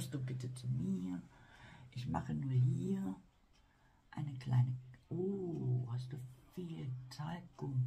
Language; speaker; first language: German; non-native, fluent; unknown